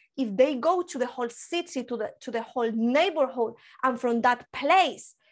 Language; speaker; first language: English; early bilingual, other home language; Spanish